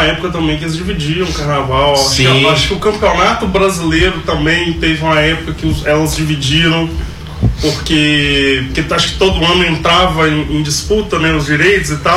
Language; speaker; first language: Portuguese; native; Portuguese